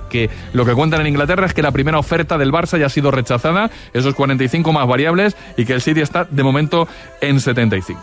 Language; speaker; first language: Spanish; native; Spanish